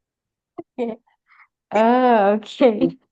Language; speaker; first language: English; non-native, fluent; Indonesian